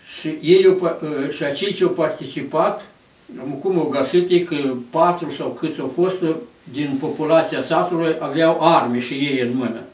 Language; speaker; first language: Romanian; native; Romanian